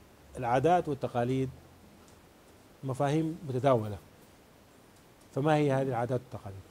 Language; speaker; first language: Arabic; native; Arabic